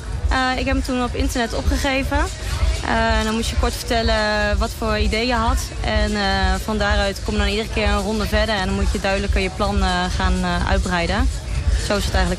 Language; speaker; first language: Dutch; native; Dutch